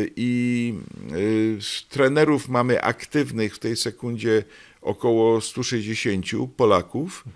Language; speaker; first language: Polish; native; Polish